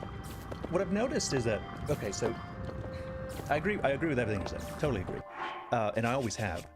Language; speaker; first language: English; native; English